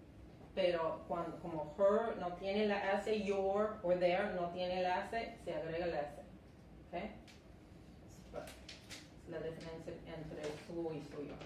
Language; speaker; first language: Spanish; non-native, fluent; English